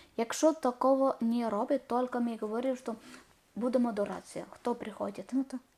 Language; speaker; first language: Ukrainian; non-native, learner; Malayalam